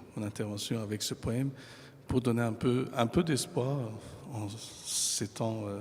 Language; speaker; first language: French; non-native, fluent; Persian